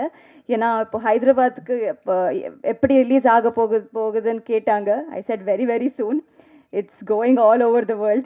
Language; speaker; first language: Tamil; non-native, learner; Telugu